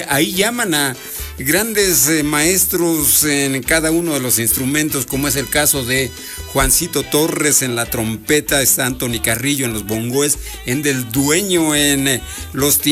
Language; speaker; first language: Spanish; native; Spanish